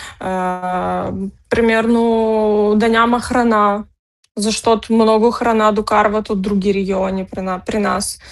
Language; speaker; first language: Bulgarian; early bilingual, heritage; Bulgarian